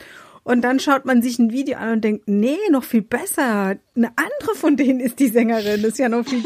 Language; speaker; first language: German; native; German